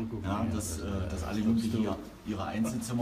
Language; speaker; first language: German; native; German